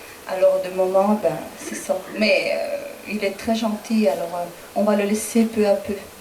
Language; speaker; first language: French; non-native, learner; Spanish